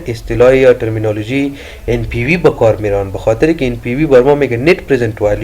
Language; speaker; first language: Persian; native; Persian